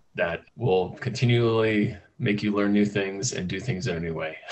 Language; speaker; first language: English; native; English